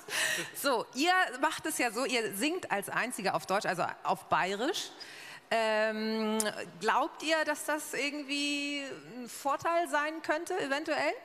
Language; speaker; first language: German; native; German